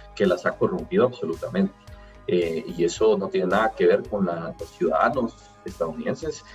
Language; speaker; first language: Spanish; native; Spanish